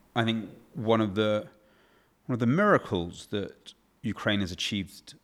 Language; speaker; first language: English; native; English